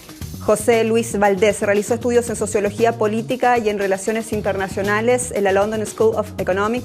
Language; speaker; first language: Spanish; native; Spanish